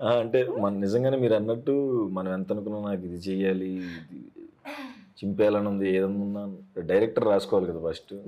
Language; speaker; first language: Telugu; native; Telugu